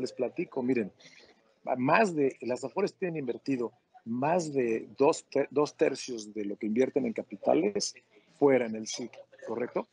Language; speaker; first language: Spanish; native; Spanish